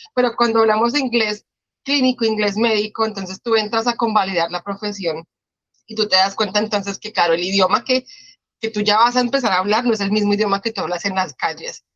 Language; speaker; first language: Spanish; native; Spanish